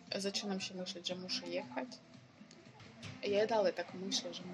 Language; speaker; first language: Polish; non-native, learner; Ukrainian